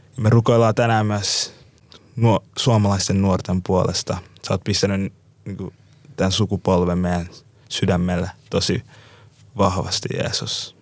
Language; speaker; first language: Finnish; native; Finnish